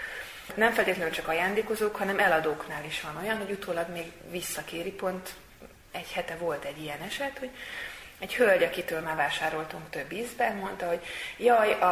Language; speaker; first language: Hungarian; native; Hungarian